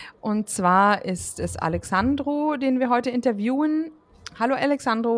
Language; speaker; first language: German; native; German